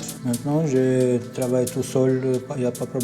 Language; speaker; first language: French; non-native, learner; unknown